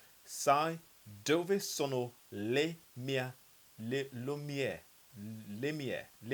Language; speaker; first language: Italian; non-native, learner; English